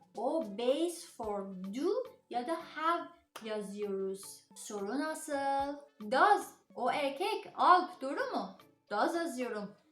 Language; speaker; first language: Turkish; non-native, learner; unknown